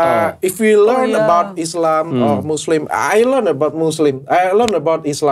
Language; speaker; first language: English; non-native, learner; Indonesian